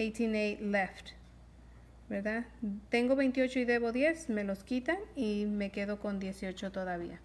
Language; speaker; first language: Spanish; early bilingual, heritage; Spanish